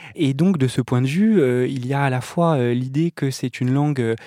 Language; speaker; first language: French; native; French